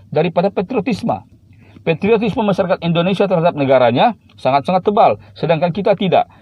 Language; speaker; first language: Malay; native; Malay